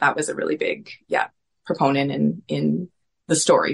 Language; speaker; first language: English; native; English